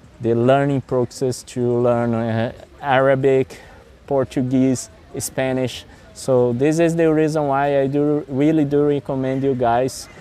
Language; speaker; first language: English; non-native, fluent; Portuguese